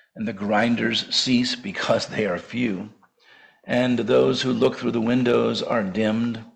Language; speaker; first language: English; native; English